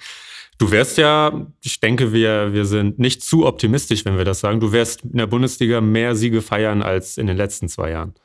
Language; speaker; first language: German; native; German